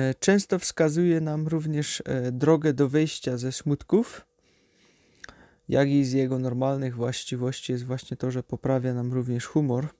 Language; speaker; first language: Polish; native; Polish